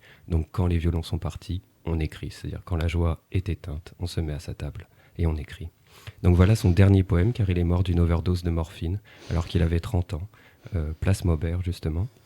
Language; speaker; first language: French; native; French